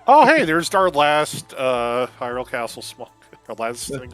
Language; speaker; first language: English; native; English